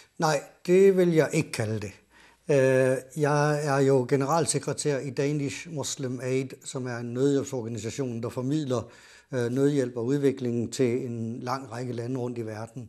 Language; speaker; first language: Danish; native; Danish